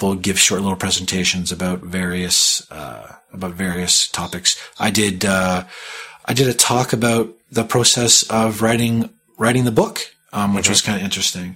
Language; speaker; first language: English; native; English